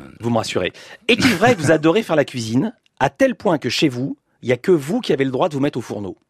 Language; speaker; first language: French; native; French